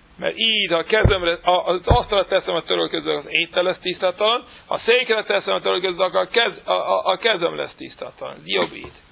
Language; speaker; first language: Hungarian; non-native, fluent; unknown